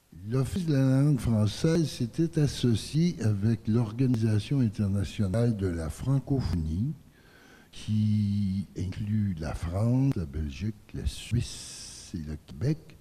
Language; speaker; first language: French; native; French